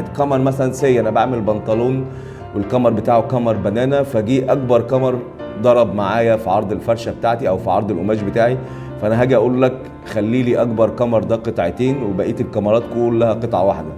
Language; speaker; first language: Arabic; native; Arabic